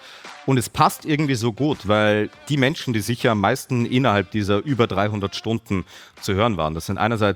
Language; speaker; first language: German; native; German